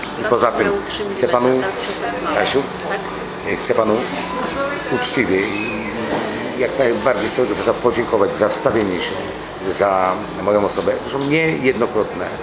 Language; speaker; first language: Polish; native; Polish